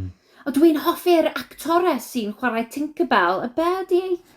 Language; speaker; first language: Welsh; non-native, learner; English